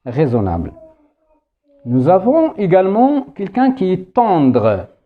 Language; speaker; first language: French; non-native, local second language; Arabic